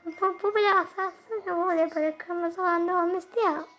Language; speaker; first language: Turkish; early bilingual, heritage; Turkish